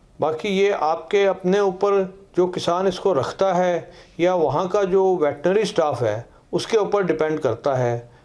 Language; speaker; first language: Hindi; non-native, local second language; Punjabi